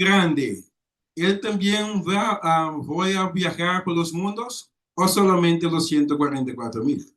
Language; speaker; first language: Spanish; non-native, learner; Papiamento